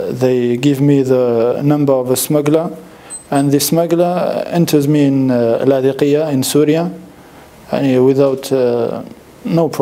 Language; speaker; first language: English; non-native, learner; French